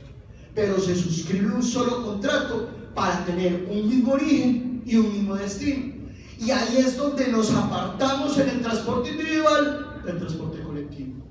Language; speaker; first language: Spanish; native; Spanish